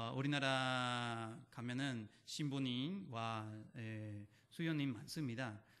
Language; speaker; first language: Korean; non-native, learner; Spanish